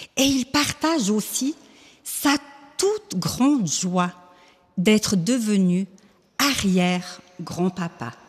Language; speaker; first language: French; native; French